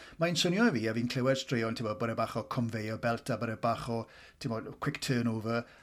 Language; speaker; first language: Welsh; native; Welsh